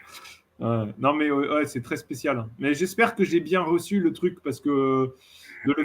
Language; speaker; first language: French; native; French